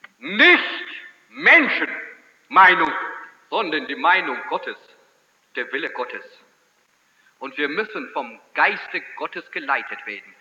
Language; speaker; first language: German; early bilingual, heritage; German